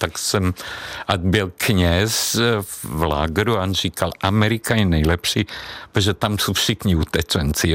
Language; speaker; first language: Czech; non-native, fluent; Hungarian